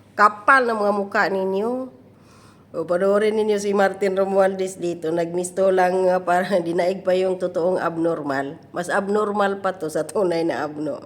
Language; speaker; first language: Filipino; non-native, local second language; Cebuano